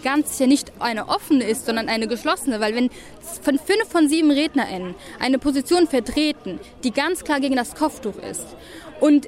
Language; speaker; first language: German; native; German